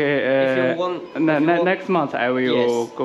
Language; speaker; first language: English; non-native, learner; Chinese